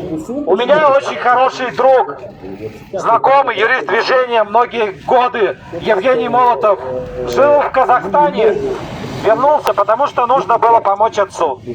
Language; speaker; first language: Russian; native; Russian